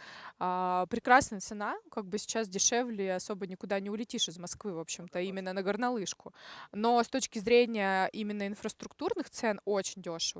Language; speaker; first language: Russian; native; Russian